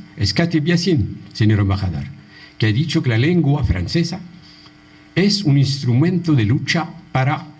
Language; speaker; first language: Spanish; non-native, fluent; Arabic